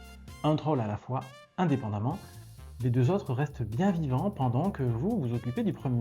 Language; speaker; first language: French; native; French